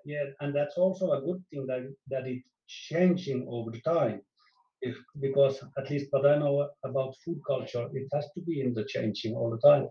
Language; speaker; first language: English; non-native, fluent; Swedish